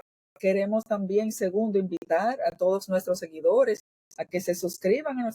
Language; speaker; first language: Spanish; native; Spanish